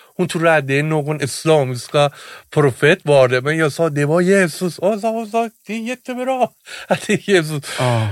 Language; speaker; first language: Swedish; non-native, fluent; Persian